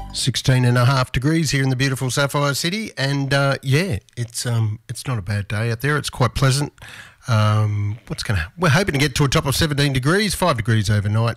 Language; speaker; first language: English; native; English